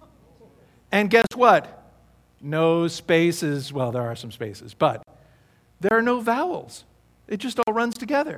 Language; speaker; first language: English; native; English